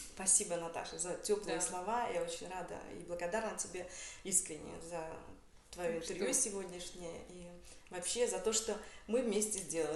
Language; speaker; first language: Russian; native; Russian